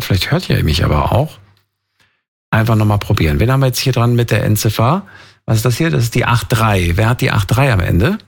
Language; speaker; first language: German; native; German